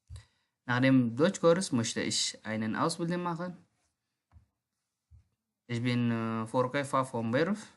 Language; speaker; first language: German; non-native, learner; Tigrinya